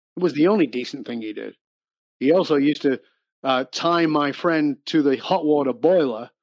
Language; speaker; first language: English; native; English